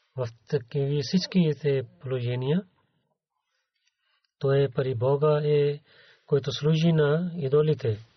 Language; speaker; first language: Bulgarian; non-native, learner; Urdu